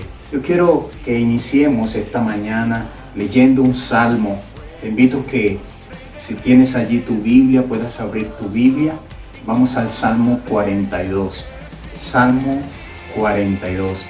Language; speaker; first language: Spanish; native; Spanish